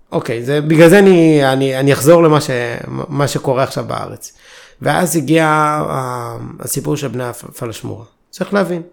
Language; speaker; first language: Hebrew; early bilingual, other home language; Amharic